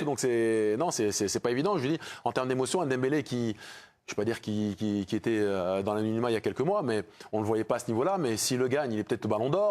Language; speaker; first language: French; native; French